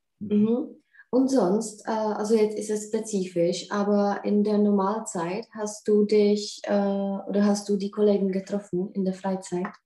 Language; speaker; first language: German; non-native, fluent; Czech